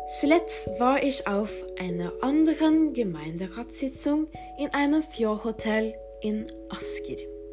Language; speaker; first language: German; non-native, learner; Norwegian